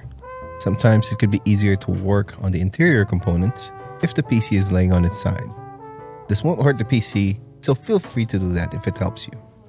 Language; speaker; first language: English; native; English